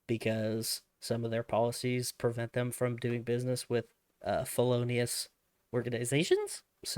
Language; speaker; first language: English; native; English